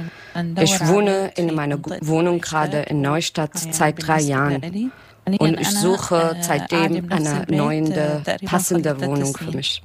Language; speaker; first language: German; non-native, learner; Arabic